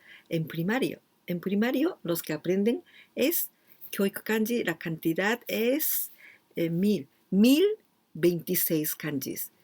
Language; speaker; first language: Spanish; non-native, fluent; Japanese